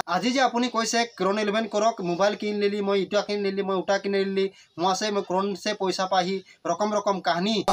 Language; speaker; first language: Assamese; non-native, local second language; Sadri